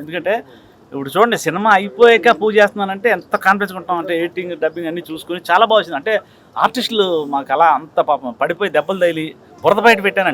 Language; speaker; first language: Telugu; native; Telugu